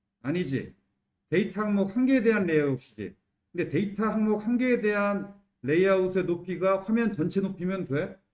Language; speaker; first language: Korean; native; Korean